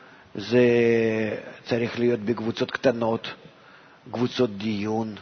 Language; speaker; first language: Hebrew; non-native, fluent; Russian